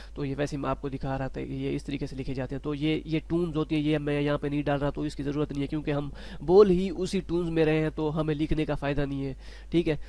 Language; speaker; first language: Urdu; non-native, local second language; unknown